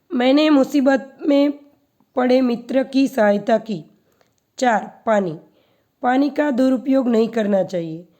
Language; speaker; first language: Hindi; non-native, local second language; Gujarati